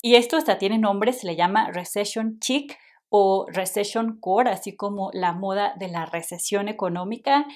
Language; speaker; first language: Spanish; native; Spanish